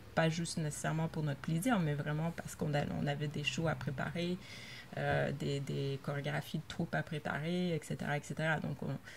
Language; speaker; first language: French; native; French